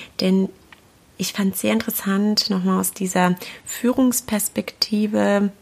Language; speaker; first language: German; native; German